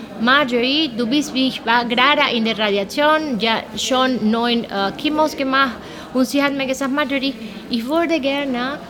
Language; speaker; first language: German; non-native, fluent; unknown